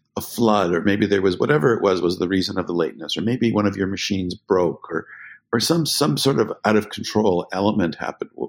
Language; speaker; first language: English; native; English